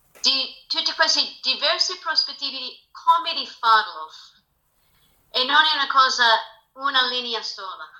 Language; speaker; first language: Italian; non-native, fluent; English